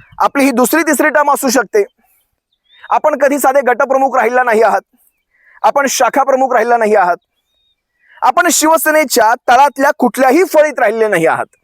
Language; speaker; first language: Marathi; native; Marathi